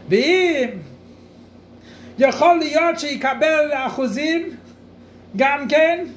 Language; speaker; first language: Hebrew; non-native, fluent; English